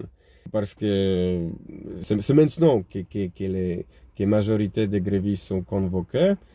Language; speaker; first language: French; non-native, learner; Polish